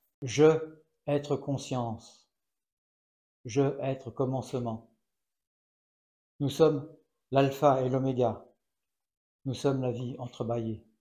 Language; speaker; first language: French; native; French